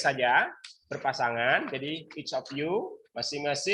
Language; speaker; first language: English; non-native, learner; Indonesian